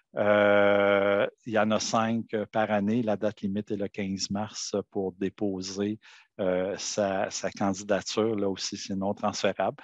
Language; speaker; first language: French; native; French